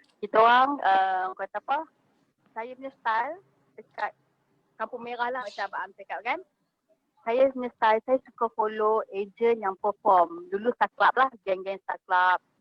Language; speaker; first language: Malay; native; Malay